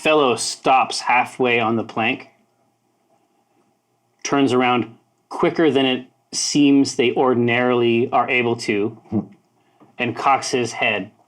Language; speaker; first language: English; native; English